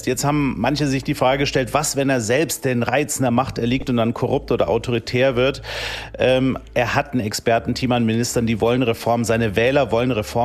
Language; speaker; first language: German; native; German